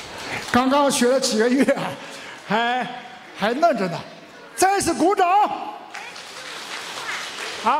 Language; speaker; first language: Chinese; native; Chinese